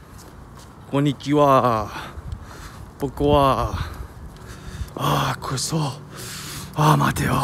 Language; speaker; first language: Japanese; non-native, learner; English